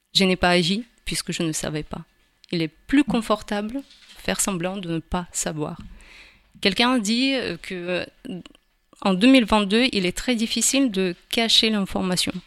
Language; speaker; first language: French; non-native, fluent; Ukrainian